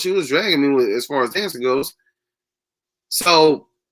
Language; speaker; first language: English; native; English